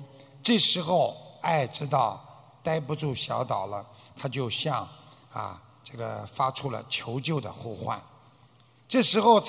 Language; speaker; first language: Chinese; native; Chinese